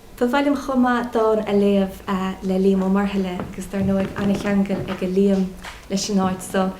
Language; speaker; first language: Irish; non-native, local second language; English